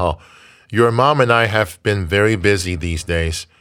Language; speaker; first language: English; non-native, fluent; Chinese